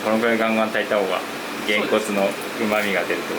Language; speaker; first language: Japanese; native; Japanese